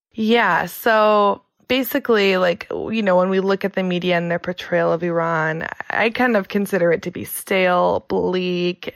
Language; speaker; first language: English; native; English